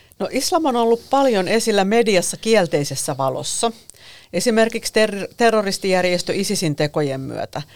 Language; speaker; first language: Finnish; native; Finnish